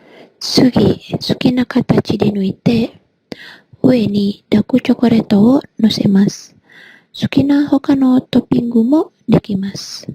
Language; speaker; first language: Japanese; non-native, learner; Indonesian